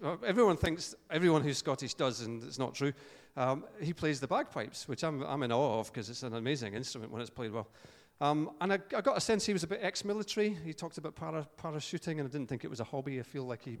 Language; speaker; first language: English; native; English